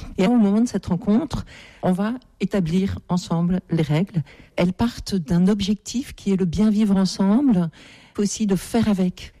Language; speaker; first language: French; native; French